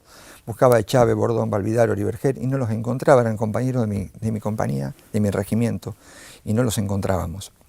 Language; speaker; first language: Spanish; native; Spanish